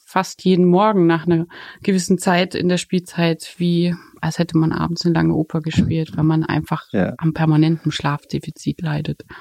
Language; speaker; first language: German; native; German